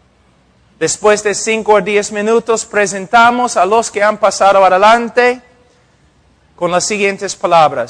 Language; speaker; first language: Spanish; non-native, fluent; English